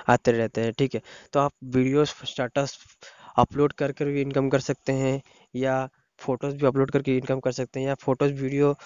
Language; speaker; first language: Hindi; non-native, local second language; Odia